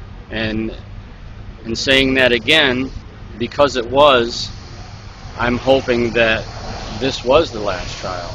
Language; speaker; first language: English; native; English